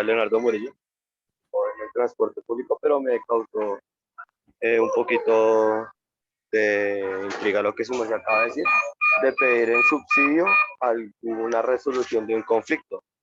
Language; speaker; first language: Spanish; native; Spanish